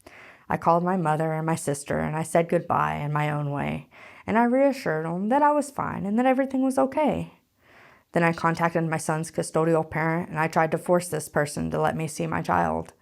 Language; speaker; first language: English; native; English